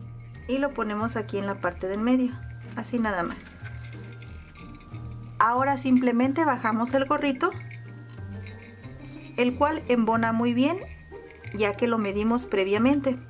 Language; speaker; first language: Spanish; native; Spanish